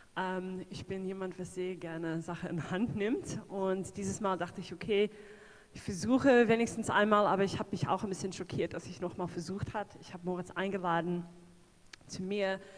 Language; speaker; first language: German; non-native, fluent; English